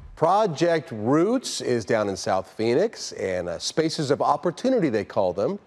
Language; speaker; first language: English; native; English